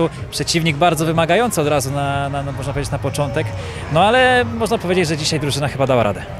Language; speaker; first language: Polish; native; Polish